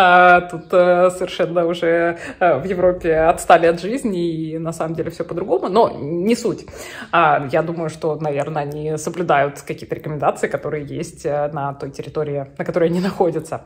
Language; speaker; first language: Russian; native; Russian